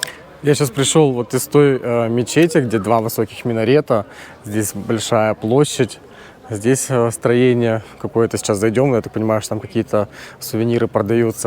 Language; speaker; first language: Russian; native; Russian